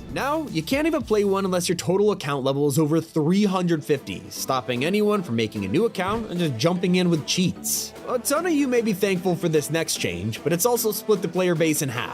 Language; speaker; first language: English; native; English